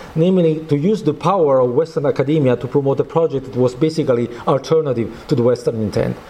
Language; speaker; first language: English; non-native, fluent; Italian